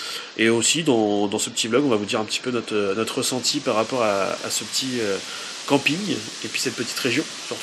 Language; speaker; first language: French; native; French